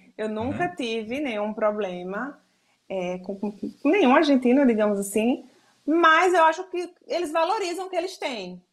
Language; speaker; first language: Portuguese; native; Portuguese